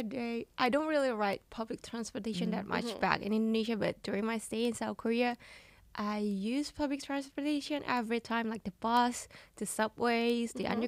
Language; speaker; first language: English; non-native, fluent; Indonesian